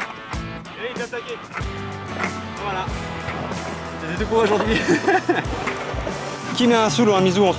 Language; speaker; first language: French; native; French